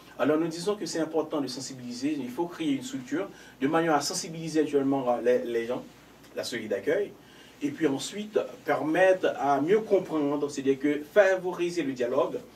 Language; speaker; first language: French; non-native, local second language; Haitian Creole